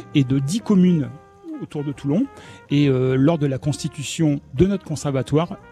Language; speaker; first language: French; native; French